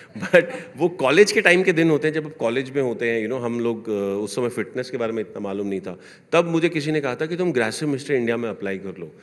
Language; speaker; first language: Hindi; native; Hindi